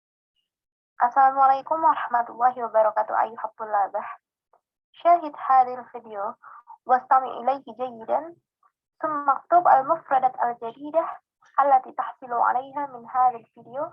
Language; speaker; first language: Arabic; non-native, learner; Indonesian